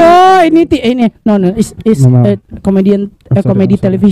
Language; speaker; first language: English; non-native, learner; Indonesian